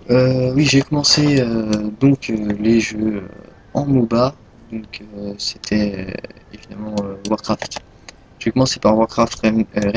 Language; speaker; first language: French; native; French